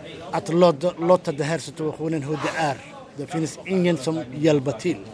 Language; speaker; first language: Swedish; non-native, learner; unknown